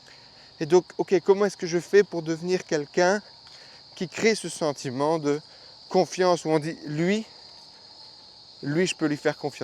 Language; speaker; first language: French; native; French